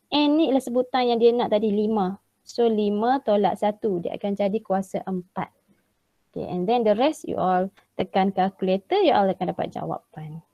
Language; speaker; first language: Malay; native; Malay